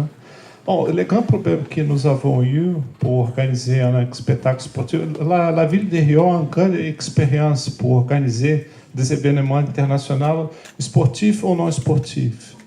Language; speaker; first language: French; non-native, fluent; Portuguese